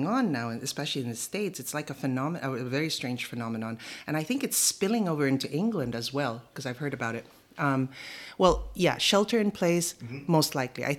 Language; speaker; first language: English; native; English